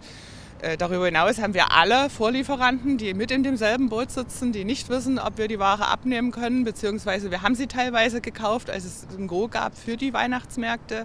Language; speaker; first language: German; native; German